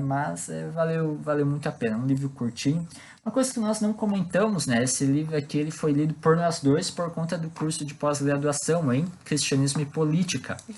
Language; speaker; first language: Portuguese; native; Portuguese